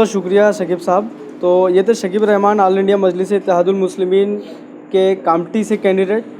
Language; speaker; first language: Hindi; native; Hindi